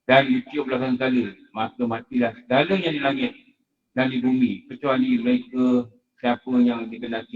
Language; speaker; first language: Malay; native; Malay